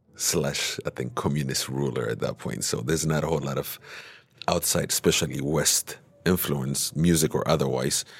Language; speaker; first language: English; early bilingual, other home language; Amharic